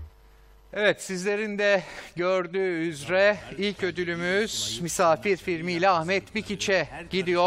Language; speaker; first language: Turkish; native; Turkish